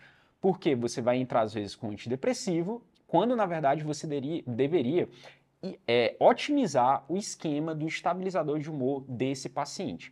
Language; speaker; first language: Portuguese; native; Portuguese